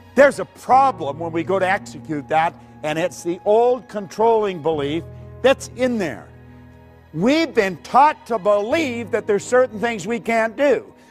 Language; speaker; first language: English; native; English